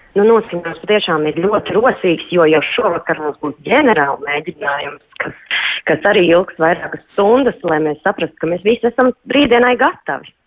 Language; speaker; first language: Latvian; native; Latvian